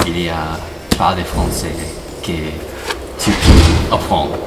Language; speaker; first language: French; non-native, learner; English